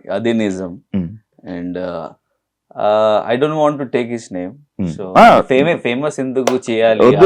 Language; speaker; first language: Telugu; non-native, learner; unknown